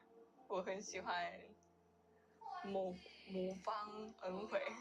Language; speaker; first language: Chinese; non-native, learner; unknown